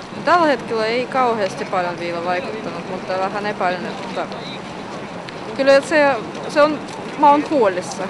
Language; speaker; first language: Finnish; non-native, learner; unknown